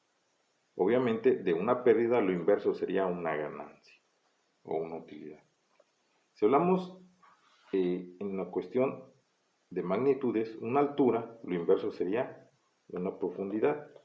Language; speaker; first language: Spanish; native; Spanish